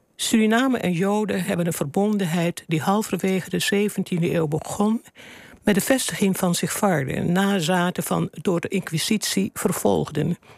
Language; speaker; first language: Dutch; native; Dutch